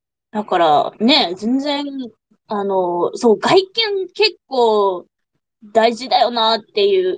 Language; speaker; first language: Japanese; non-native, fluent; English